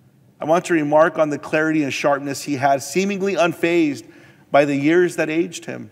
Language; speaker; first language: English; native; English